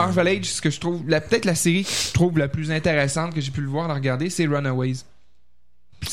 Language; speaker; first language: French; native; French